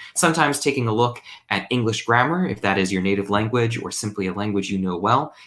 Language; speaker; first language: English; native; English